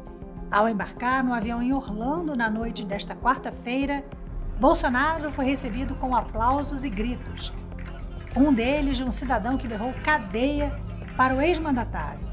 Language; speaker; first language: Portuguese; native; Portuguese